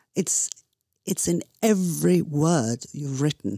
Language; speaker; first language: English; non-native, fluent; Danish